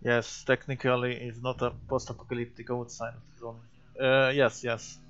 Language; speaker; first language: English; non-native, learner; Hungarian